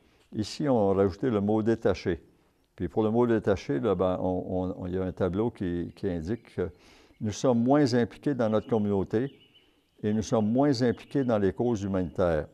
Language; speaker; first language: French; native; French